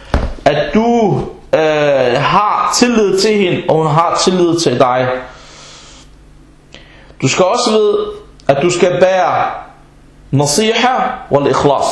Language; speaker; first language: Danish; early bilingual, other home language; Arabic